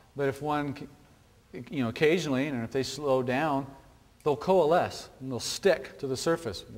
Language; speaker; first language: English; native; English